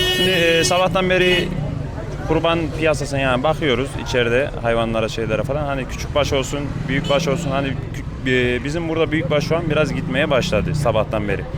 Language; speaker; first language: Turkish; native; Turkish